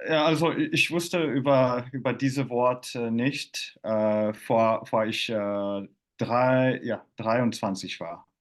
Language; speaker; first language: German; non-native, fluent; Finnish